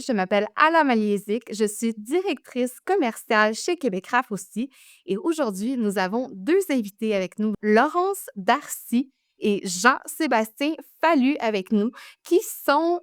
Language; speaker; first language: French; native; French